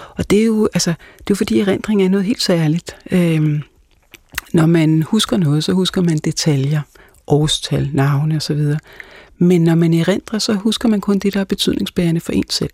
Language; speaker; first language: Danish; native; Danish